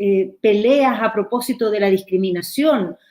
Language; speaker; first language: Spanish; native; Spanish